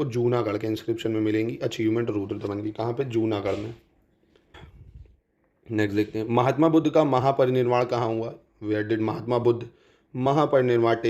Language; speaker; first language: Hindi; native; Hindi